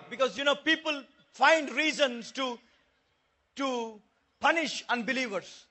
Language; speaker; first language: English; non-native, local second language; Telugu